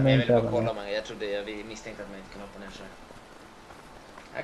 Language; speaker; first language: Swedish; native; Swedish